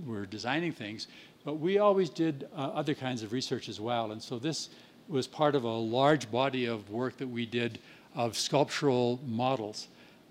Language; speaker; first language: English; native; English